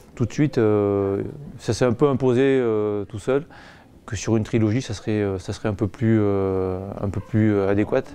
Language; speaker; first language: French; native; French